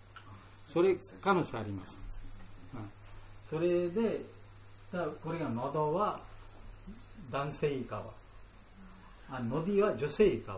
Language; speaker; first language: Japanese; non-native, learner; Bangla